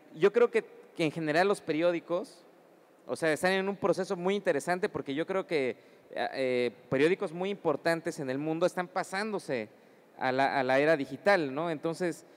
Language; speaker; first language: Spanish; native; Spanish